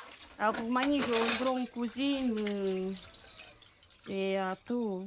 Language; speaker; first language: French; non-native, learner; Romanian